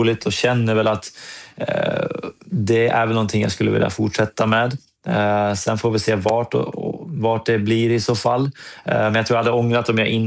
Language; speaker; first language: Swedish; native; Swedish